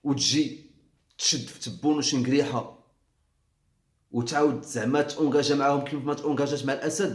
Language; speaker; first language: Arabic; native; Arabic